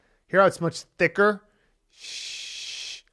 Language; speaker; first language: English; native; English